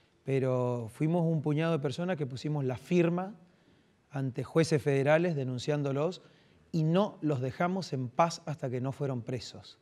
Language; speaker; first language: Spanish; native; Spanish